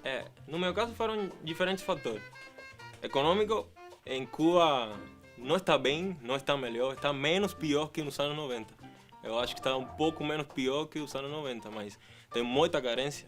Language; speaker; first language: Portuguese; non-native, fluent; Spanish